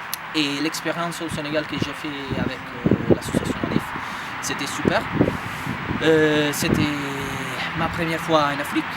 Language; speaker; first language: French; non-native, fluent; Italian